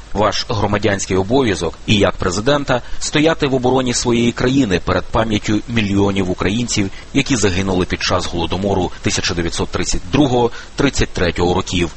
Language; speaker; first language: Ukrainian; native; Ukrainian